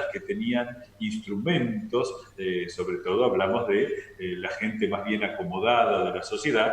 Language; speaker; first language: Spanish; native; Spanish